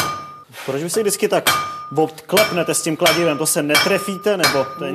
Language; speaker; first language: Czech; native; Czech